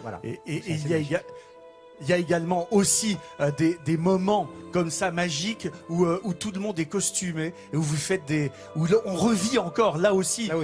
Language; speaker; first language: French; native; French